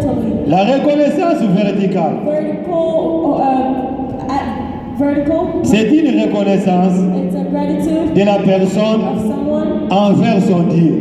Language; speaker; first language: French; non-native, local second language; Lingala